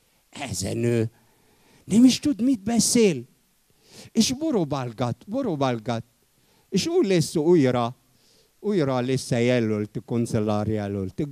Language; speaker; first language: Hungarian; non-native, fluent; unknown